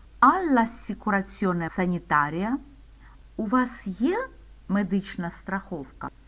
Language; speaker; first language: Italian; non-native, fluent; Ukrainian